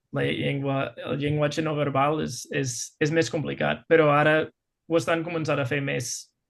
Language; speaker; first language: Catalan; non-native, fluent; English